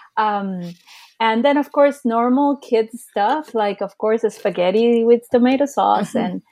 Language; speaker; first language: English; early bilingual, other home language; Spanish